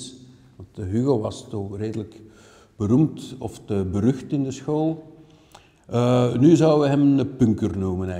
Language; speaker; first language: Dutch; native; Dutch